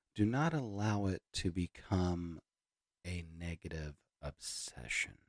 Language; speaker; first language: English; native; English